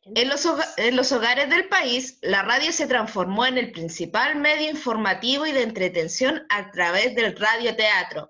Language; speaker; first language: Spanish; native; Spanish